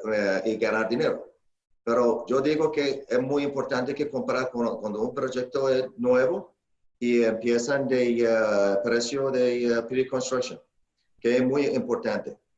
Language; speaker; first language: Spanish; non-native, learner; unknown